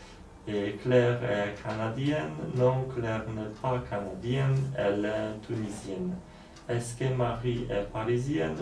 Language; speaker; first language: French; non-native, learner; Polish